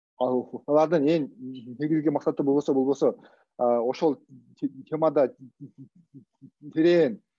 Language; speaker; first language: Kyrgyz; non-native, local second language; Russian